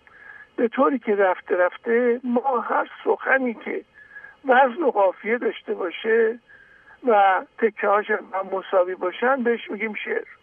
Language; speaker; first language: Persian; native; Persian